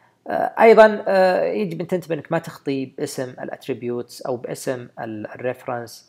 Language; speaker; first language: Arabic; native; Arabic